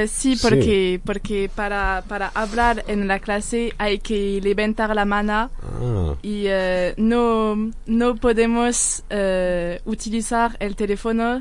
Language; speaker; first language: Spanish; non-native, learner; French